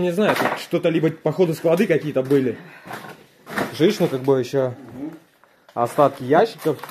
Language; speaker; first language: Russian; native; Russian